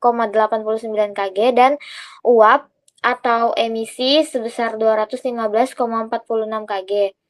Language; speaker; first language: Indonesian; native; Indonesian